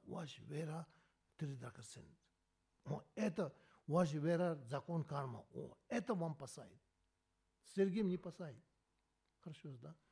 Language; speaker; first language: Russian; non-native, learner; Tibetan